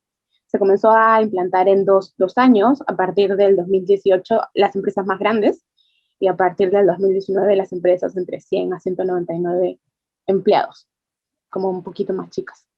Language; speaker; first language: Spanish; native; Spanish